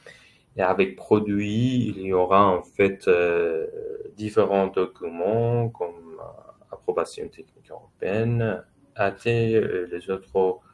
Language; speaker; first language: French; non-native, fluent; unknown